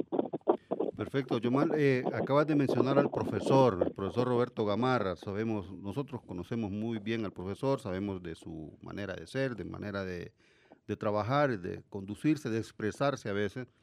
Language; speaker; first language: Spanish; native; Spanish